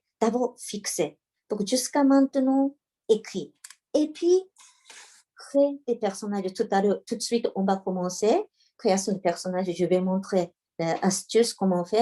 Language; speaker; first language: French; non-native, learner; Japanese